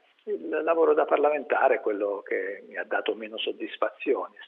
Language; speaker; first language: Italian; native; Italian